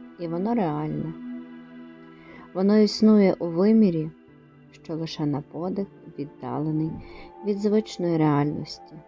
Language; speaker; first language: Ukrainian; native; Ukrainian